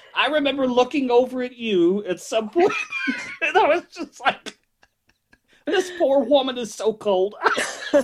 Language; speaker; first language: English; native; English